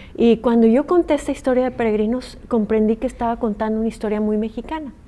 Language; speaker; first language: Spanish; native; Spanish